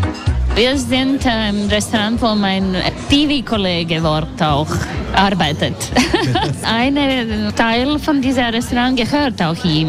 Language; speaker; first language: German; non-native, fluent; Latvian